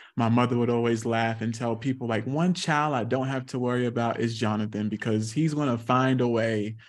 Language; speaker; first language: English; native; English